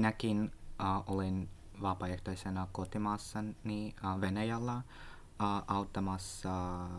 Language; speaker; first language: Finnish; non-native, learner; Russian